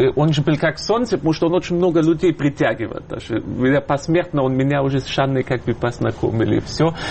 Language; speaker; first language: Russian; non-native, fluent; German